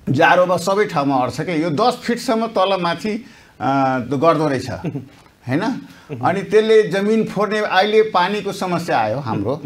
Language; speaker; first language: Nepali; non-native, local second language; Maithili